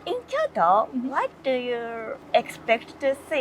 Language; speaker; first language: English; non-native, learner; Japanese